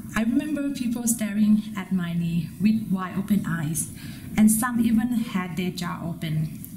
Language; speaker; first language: English; non-native, fluent; Thai